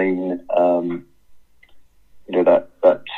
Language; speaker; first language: English; native; English